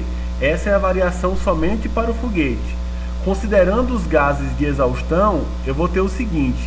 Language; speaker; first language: Portuguese; native; Portuguese